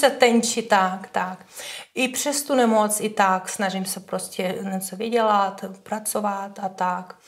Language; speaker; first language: Czech; non-native, fluent; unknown